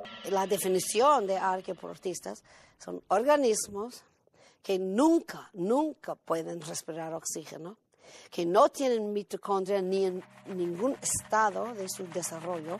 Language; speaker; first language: Spanish; non-native, fluent; English